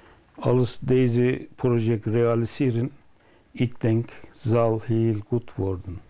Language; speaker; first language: Dutch; non-native, learner; Turkish